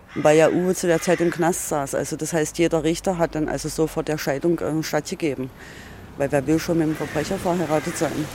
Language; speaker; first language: German; native; German